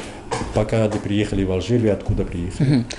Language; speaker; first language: Russian; non-native, learner; Arabic